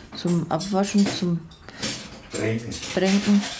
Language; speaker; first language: German; native; German